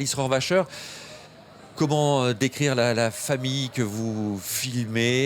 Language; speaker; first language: French; native; French